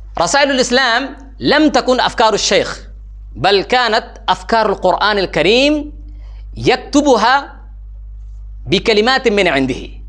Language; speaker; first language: Arabic; non-native, fluent; Urdu